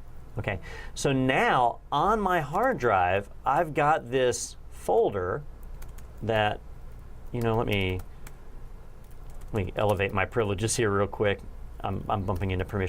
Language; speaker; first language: English; native; English